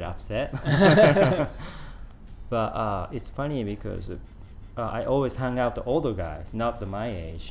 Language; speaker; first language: English; non-native, learner; Japanese